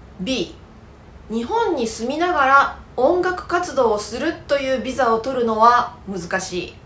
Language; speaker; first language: Japanese; native; Japanese